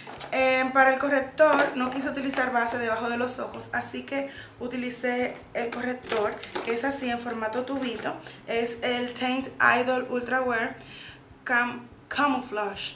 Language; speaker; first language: Spanish; native; Spanish